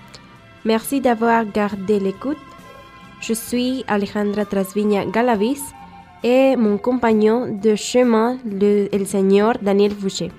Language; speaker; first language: French; non-native, fluent; Spanish